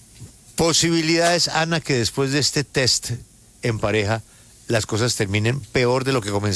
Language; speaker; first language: Spanish; native; Spanish